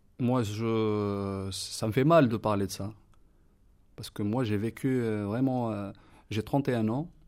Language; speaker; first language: French; non-native, local second language; Kabyle